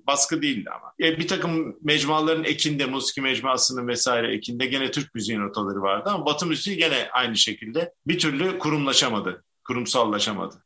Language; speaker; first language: Turkish; native; Turkish